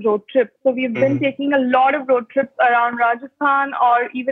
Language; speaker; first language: English; non-native, local second language; Hindi